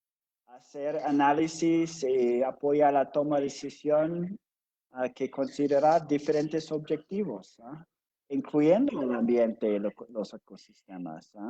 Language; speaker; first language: Spanish; non-native, fluent; English